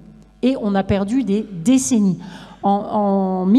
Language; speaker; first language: French; native; French